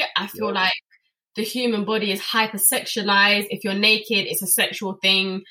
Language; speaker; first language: English; native; English